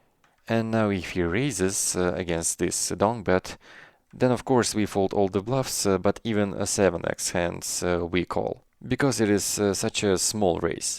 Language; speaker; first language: English; non-native, fluent; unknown